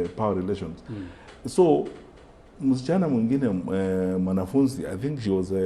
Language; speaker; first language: English; non-native, local second language; Gusii